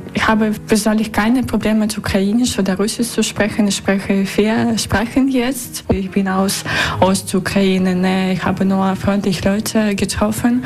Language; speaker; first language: German; non-native, learner; Russian